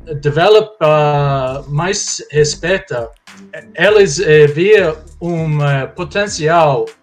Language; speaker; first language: Portuguese; non-native, learner; English